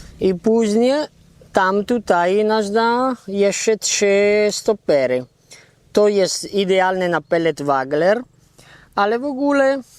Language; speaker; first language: Polish; non-native, learner; Italian